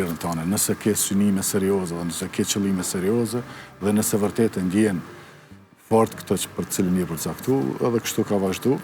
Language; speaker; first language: Albanian; native; Albanian